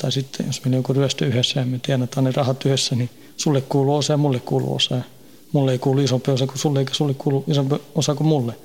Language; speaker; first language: Finnish; early bilingual, heritage; Finnish